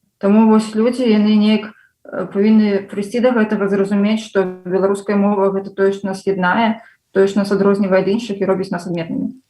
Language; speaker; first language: Belarusian; non-native, local second language; Russian